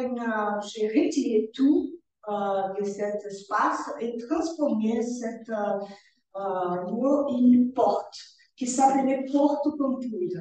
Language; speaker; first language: French; non-native, learner; Portuguese